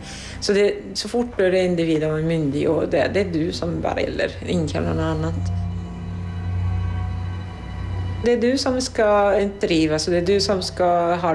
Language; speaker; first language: Swedish; non-native, fluent; Arabic